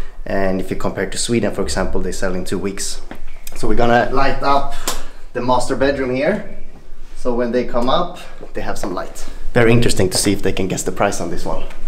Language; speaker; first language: English; non-native, fluent; Swedish